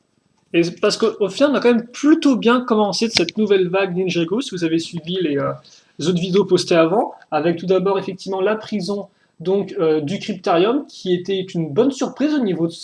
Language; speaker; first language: French; native; French